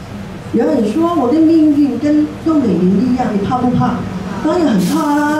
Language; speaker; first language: Chinese; non-native, local second language; Cantonese